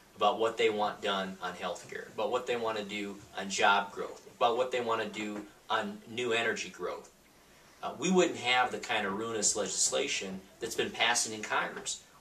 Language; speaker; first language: English; native; English